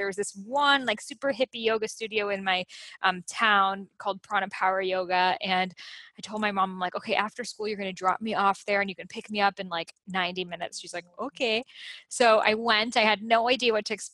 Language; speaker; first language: English; early bilingual, other home language; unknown